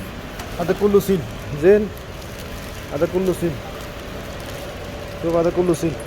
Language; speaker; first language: Arabic; non-native, learner; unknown